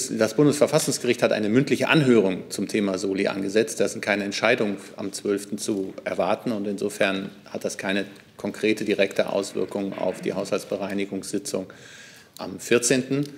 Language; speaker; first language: German; native; German